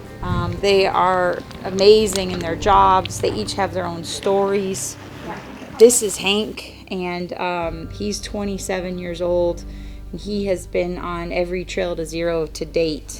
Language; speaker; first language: English; native; English